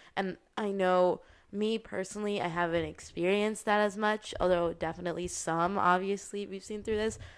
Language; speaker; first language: English; native; English